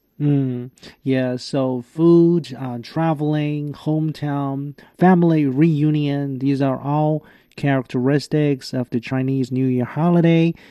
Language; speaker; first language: English; non-native, fluent; Chinese